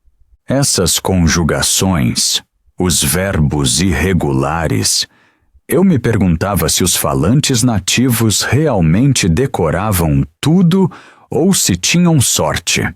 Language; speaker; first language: Portuguese; non-native, fluent; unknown